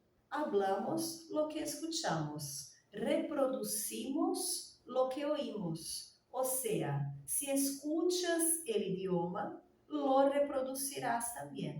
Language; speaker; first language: Spanish; non-native, fluent; Portuguese